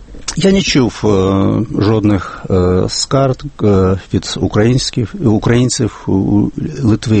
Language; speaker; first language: Ukrainian; non-native, fluent; Lithuanian